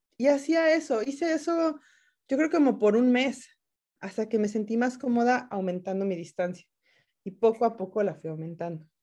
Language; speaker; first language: Spanish; native; Spanish